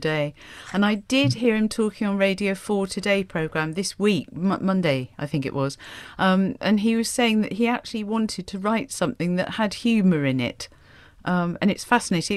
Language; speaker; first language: English; native; English